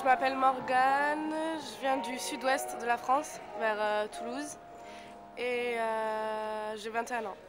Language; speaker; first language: French; native; French